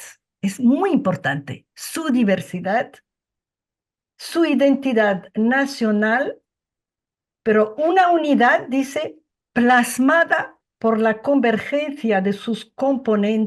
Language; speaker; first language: Spanish; non-native, fluent; Arabic